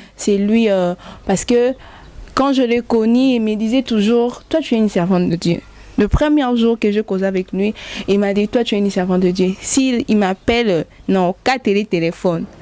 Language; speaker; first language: French; non-native, local second language; Lingala